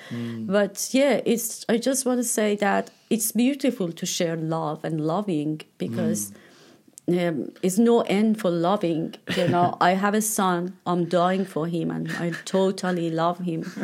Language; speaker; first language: English; non-native, fluent; Persian